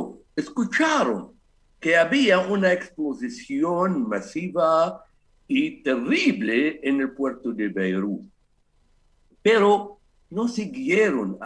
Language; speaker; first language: Spanish; non-native, fluent; Arabic